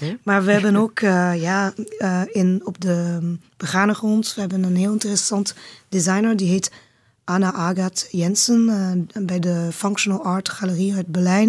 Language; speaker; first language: Dutch; non-native, learner; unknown